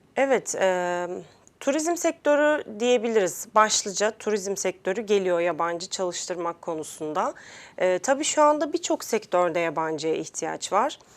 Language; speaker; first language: Turkish; native; Turkish